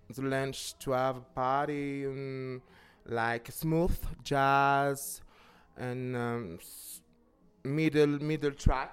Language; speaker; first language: English; non-native, learner; French